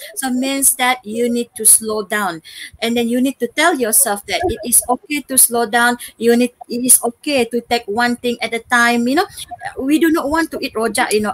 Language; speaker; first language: English; non-native, local second language; Malay